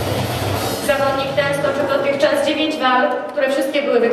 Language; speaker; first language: Polish; native; Polish